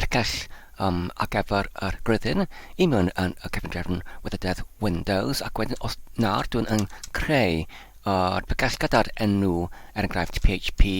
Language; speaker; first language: Welsh; non-native, learner; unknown